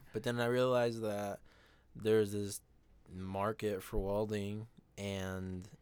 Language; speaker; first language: English; non-native, fluent; Spanish